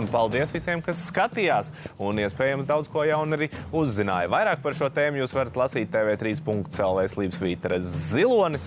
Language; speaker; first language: Latvian; non-native, local second language; Russian